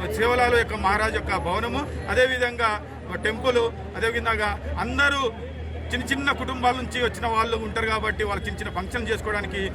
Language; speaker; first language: Telugu; non-native, local second language; Lambadi